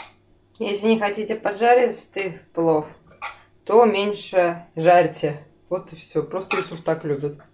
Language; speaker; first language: Russian; native; Russian